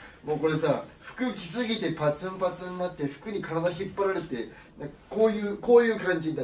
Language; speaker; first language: Japanese; native; Japanese